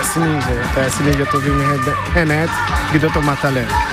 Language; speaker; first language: Czech; non-native, learner; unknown